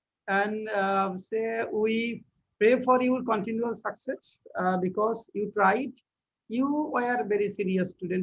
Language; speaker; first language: English; non-native, local second language; Bangla